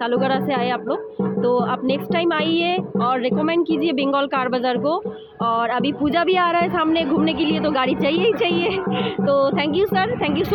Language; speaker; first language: Hindi; non-native, local second language; Bangla